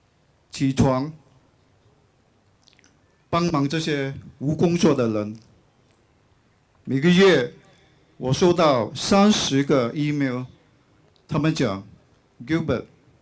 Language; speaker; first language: Chinese; non-native, local second language; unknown